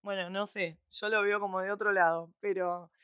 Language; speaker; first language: Spanish; native; Spanish